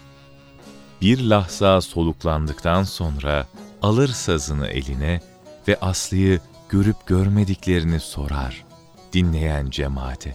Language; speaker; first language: Turkish; native; Turkish